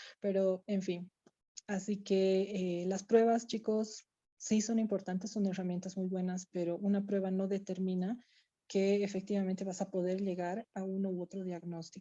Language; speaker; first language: Spanish; native; Spanish